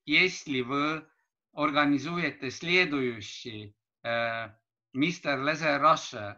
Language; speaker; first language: Russian; non-native, learner; Estonian